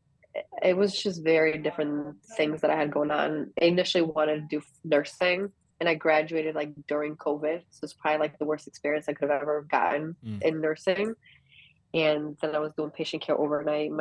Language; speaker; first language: English; early bilingual, other home language; Greek